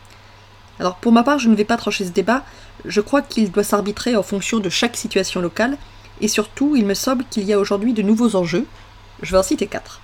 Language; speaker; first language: French; native; French